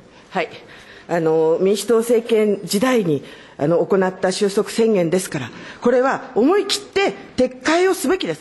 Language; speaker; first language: Japanese; native; Japanese